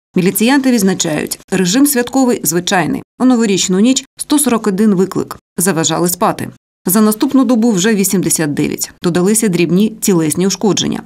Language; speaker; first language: Ukrainian; native; Ukrainian